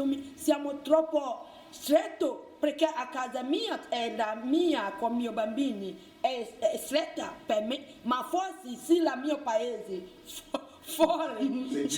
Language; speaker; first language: Italian; non-native, learner; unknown